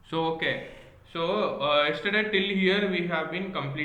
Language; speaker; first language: English; non-native, local second language; Kannada